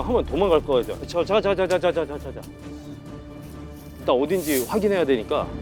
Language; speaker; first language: Korean; native; Korean